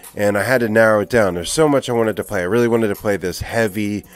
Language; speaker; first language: English; native; English